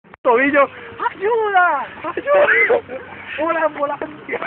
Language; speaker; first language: Spanish; native; Spanish